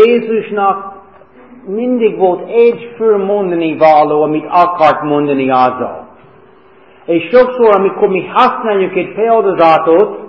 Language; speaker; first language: Hungarian; non-native, fluent; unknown